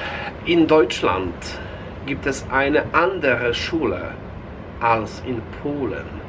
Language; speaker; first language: German; non-native, fluent; Polish